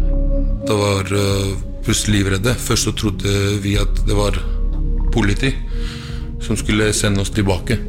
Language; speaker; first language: Norwegian; early bilingual, other home language; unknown